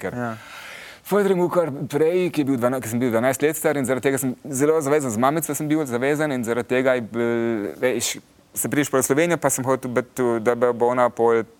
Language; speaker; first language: Slovenian; early bilingual, heritage; Slovenian